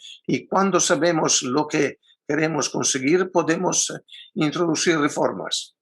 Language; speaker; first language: Spanish; non-native, fluent; Italian